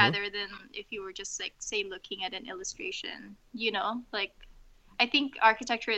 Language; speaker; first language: English; non-native, local second language; Filipino